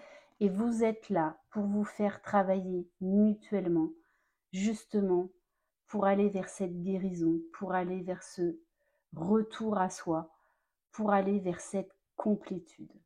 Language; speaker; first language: French; native; French